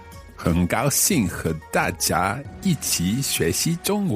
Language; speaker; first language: Chinese; non-native, learner; English